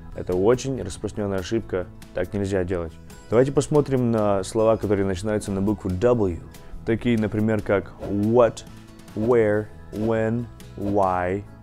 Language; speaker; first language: Russian; early bilingual, heritage; Russian